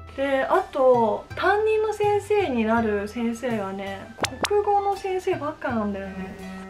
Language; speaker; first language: Japanese; early bilingual, other home language; Chinese